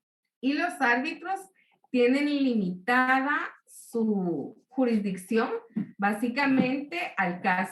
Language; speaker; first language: Spanish; native; Spanish